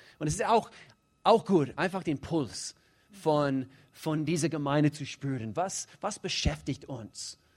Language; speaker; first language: German; non-native, fluent; English